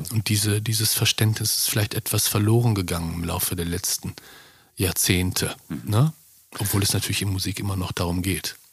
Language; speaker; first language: German; native; German